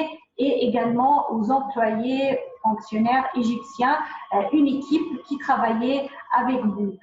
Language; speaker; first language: French; non-native, fluent; Arabic